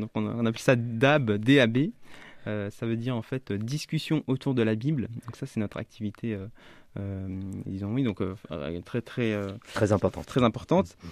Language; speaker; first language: French; native; French